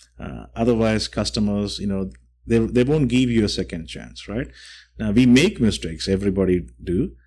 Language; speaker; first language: English; non-native, local second language; Malayalam